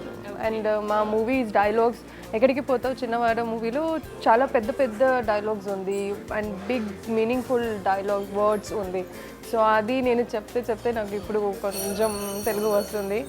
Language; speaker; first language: Telugu; non-native, local second language; Kannada